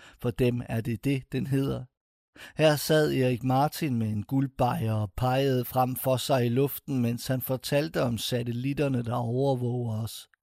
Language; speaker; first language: Danish; native; Danish